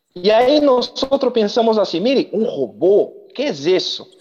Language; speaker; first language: Spanish; non-native, learner; Portuguese